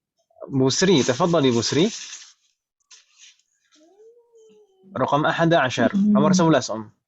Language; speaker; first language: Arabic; non-native, fluent; Indonesian